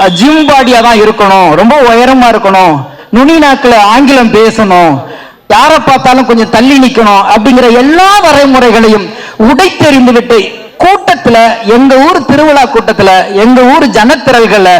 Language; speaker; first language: Tamil; native; Tamil